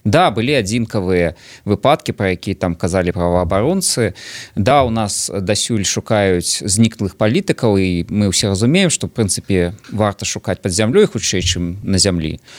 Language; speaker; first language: Belarusian; non-native, local second language; Russian